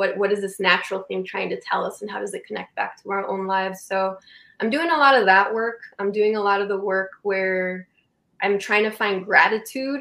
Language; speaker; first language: English; native; English